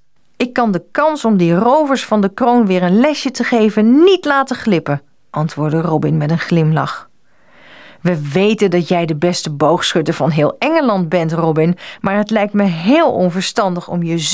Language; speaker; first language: Dutch; native; Dutch